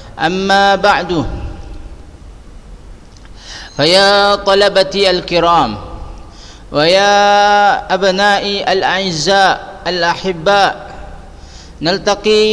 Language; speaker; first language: Arabic; non-native, fluent; Indonesian